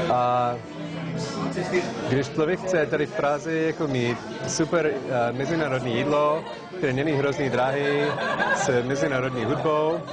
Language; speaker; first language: Czech; non-native, fluent; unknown